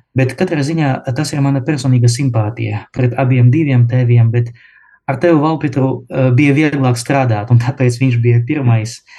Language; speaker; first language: Latvian; non-native, local second language; Russian